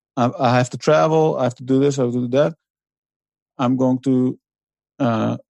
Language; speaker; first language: English; non-native, fluent; Dutch